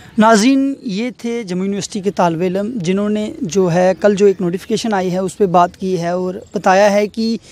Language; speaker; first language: Hindi; non-native, local second language; Kashmiri